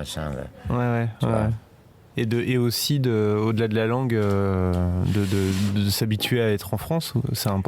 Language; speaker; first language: French; native; French